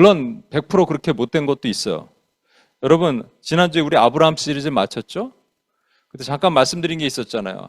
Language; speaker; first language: Korean; native; Korean